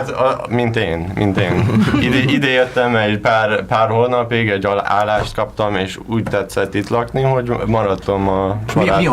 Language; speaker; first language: Hungarian; non-native, learner; English